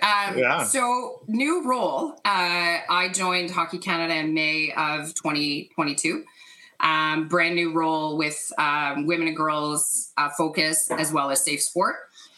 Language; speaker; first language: English; native; English